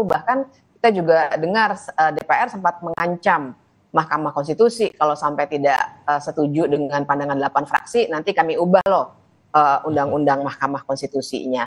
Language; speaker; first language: Indonesian; native; Indonesian